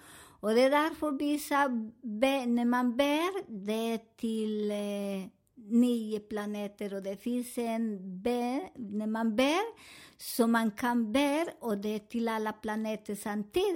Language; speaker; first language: Swedish; non-native, learner; Spanish